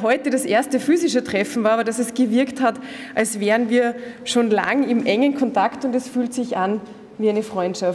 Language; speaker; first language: German; native; German